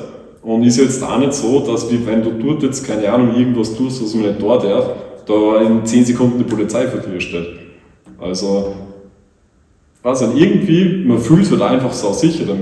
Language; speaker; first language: German; native; German